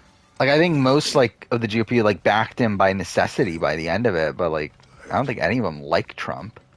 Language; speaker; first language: English; native; English